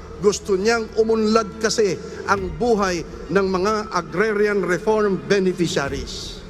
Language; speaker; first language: Filipino; non-native, local second language; Iloko